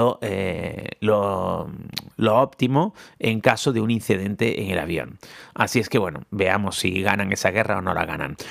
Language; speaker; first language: Spanish; native; Spanish